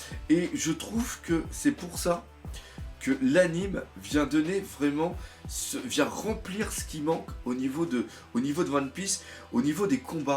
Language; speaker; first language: French; native; French